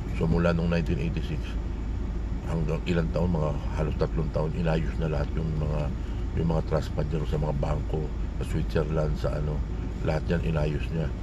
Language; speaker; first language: Filipino; native; Filipino